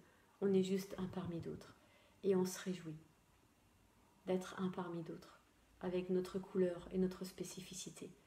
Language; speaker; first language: French; native; French